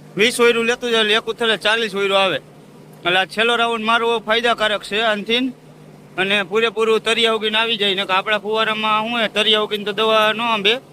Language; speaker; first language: Gujarati; native; Gujarati